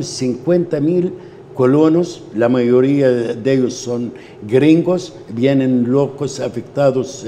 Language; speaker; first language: Spanish; non-native, fluent; Arabic